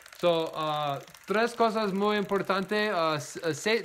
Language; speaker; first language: Spanish; non-native, learner; English